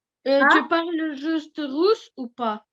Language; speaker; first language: French; non-native, learner; Russian